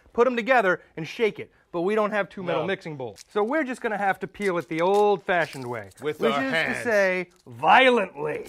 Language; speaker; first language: English; native; English